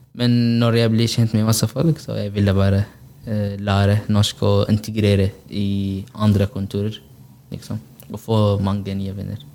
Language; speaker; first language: Norwegian; non-native, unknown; Arabic